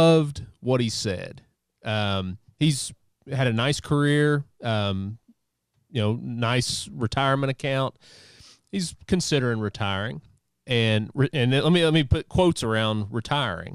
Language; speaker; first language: English; native; English